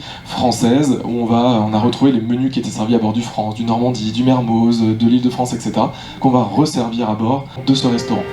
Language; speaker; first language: French; native; French